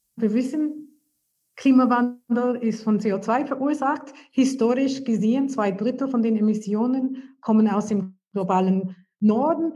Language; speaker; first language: German; non-native, fluent; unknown